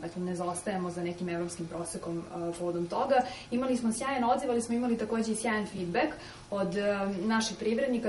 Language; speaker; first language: Serbian; native; Serbian